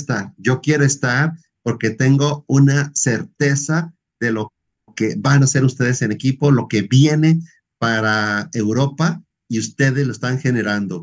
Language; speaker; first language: Spanish; native; Spanish